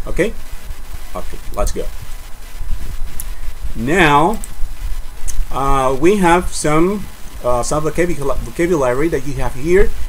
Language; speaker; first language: English; non-native, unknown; Spanish